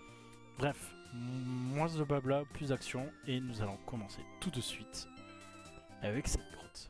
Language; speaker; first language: French; native; French